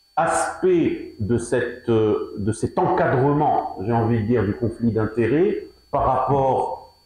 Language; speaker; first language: French; non-native, local second language; Arabic